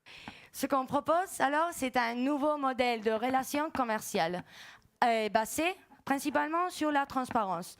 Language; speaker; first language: French; non-native, fluent; Spanish